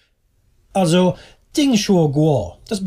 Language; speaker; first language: German; non-native, fluent; Dutch